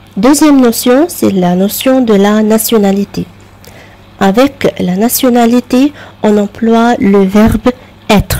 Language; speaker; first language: French; non-native, fluent; Arabic